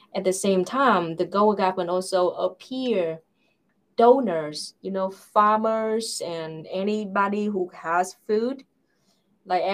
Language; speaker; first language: English; non-native, fluent; Vietnamese